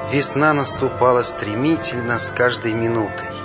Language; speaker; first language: Russian; native; Russian